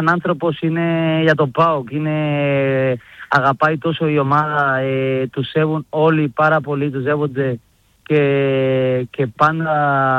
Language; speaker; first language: Greek; non-native, learner; Spanish